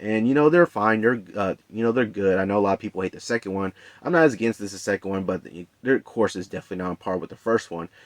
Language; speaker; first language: English; native; English